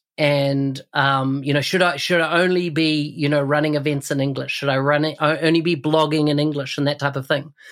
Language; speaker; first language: English; native; English